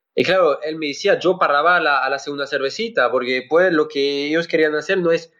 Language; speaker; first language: Spanish; non-native, fluent; French